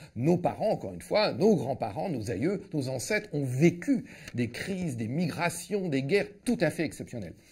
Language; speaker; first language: French; native; French